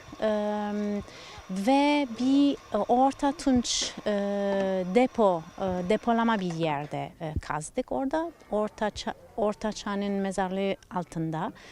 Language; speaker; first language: Turkish; non-native, learner; Italian